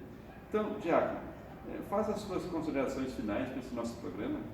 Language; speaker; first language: Portuguese; native; Portuguese